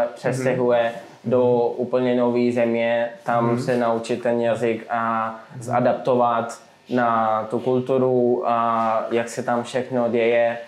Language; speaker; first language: Czech; non-native, fluent; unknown